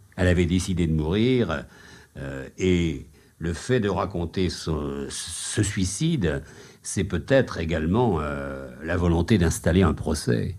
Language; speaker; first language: French; native; French